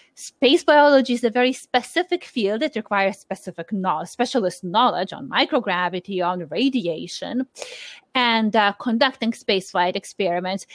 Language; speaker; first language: English; non-native, fluent; Lithuanian